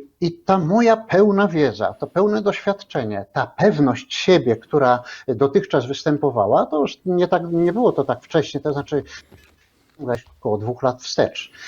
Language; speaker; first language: Polish; native; Polish